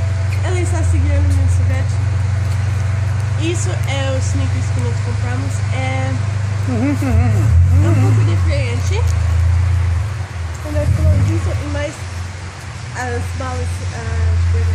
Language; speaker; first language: Portuguese; non-native, fluent; English